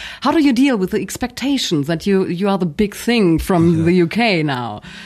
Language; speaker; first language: English; non-native, fluent; German